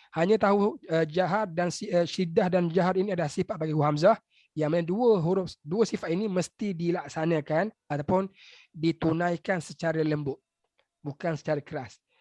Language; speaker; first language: Malay; native; Malay